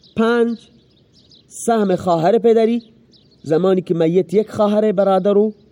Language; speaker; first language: Persian; non-native, local second language; Baluchi